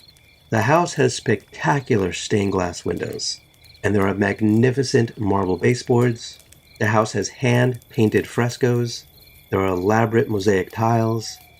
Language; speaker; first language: English; native; English